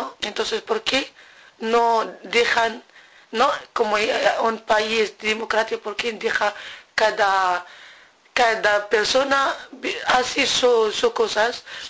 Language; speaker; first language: Spanish; non-native, learner; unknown